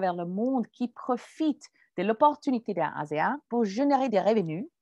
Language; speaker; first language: French; non-native, fluent; English